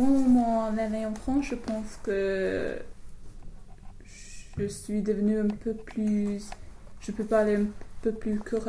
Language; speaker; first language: French; non-native, fluent; English